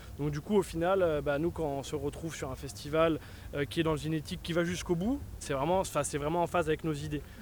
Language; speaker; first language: French; native; French